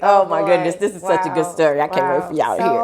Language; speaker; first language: English; native; English